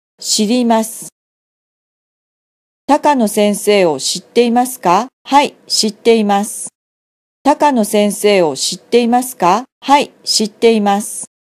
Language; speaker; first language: Japanese; non-native, fluent; Vietnamese